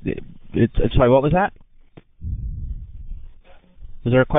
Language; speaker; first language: English; native; English